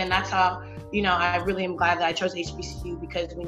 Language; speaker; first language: English; native; English